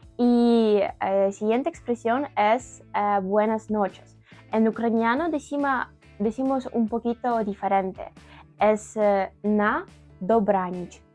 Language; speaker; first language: Spanish; non-native, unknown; Ukrainian